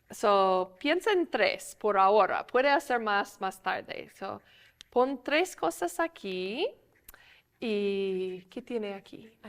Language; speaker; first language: Spanish; non-native, fluent; English